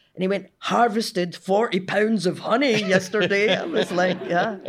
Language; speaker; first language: English; native; English